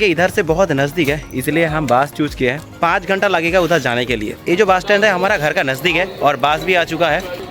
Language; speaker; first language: Hindi; non-native, local second language; Odia